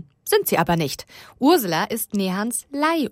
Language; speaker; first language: German; native; German